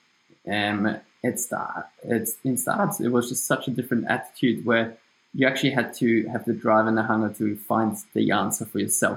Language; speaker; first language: English; non-native, fluent; German